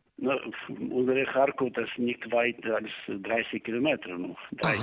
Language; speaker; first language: German; non-native, learner; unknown